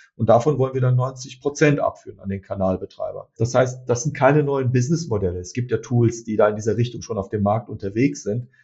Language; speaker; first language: German; early bilingual, other home language; Turkish